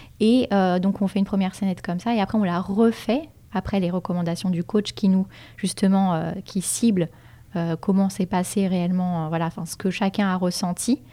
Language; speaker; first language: French; native; French